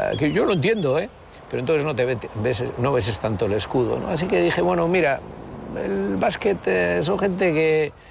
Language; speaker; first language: Spanish; native; Spanish